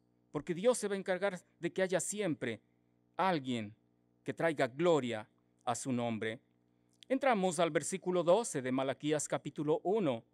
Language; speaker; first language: Spanish; native; Spanish